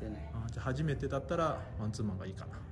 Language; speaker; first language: Japanese; native; Japanese